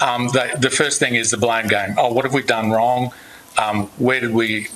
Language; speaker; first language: English; native; English